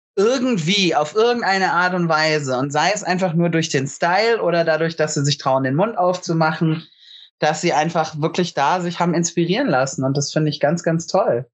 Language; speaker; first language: German; native; German